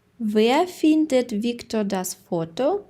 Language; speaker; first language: German; non-native, fluent; Ukrainian